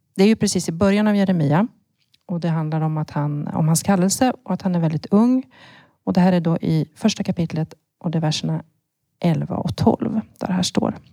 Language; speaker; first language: Swedish; native; Swedish